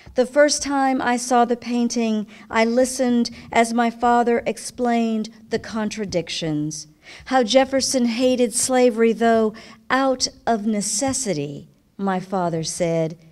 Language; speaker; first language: English; native; English